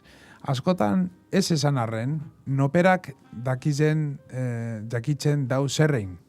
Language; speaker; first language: Basque; native; Basque